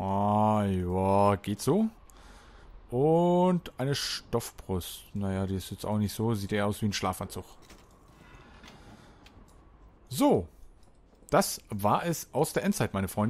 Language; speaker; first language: German; native; German